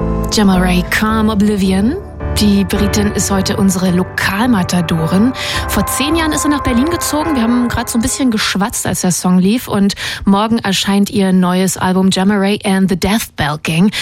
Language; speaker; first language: German; native; German